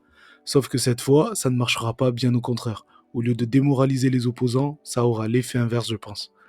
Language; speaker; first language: French; native; French